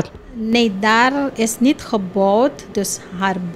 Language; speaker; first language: Dutch; non-native, local second language; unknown